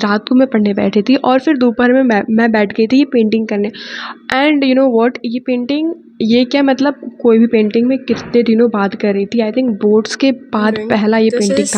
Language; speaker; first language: Hindi; native; Hindi